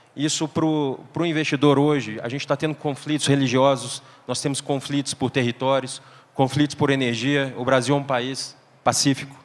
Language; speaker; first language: Portuguese; native; Portuguese